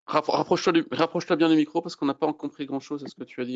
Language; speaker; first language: French; native; French